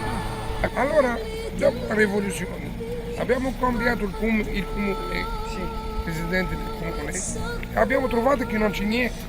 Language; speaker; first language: Italian; non-native, learner; Arabic